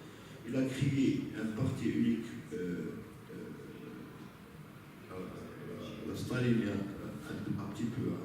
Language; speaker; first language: French; non-native, local second language; Arabic